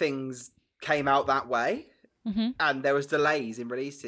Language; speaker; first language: English; native; English